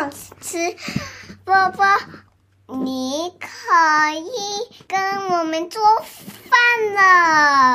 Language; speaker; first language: Chinese; early bilingual, heritage; Chinese